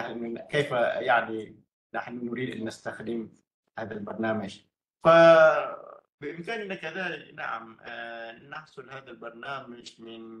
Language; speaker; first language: Arabic; non-native, fluent; Malay